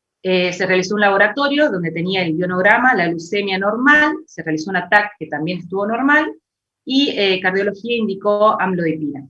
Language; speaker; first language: Spanish; native; Spanish